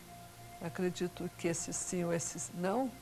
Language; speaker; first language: Portuguese; native; Portuguese